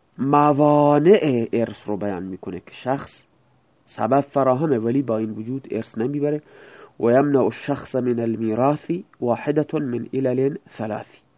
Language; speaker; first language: Persian; non-native, local second language; Baluchi